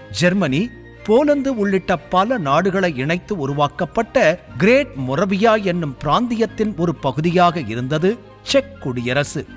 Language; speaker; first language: Tamil; native; Tamil